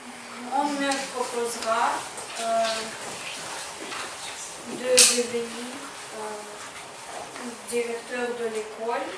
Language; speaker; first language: French; non-native, learner; Ukrainian